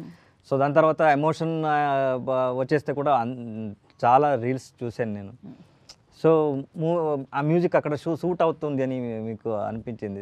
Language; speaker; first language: Telugu; non-native, learner; Kannada